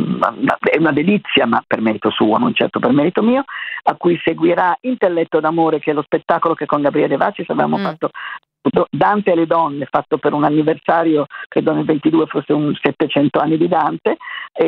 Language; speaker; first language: Italian; native; Italian